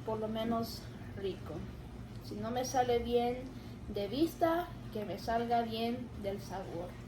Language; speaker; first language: Spanish; early bilingual, other home language; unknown